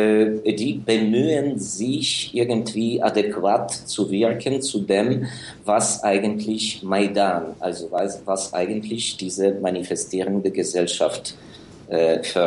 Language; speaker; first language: German; non-native, fluent; Ukrainian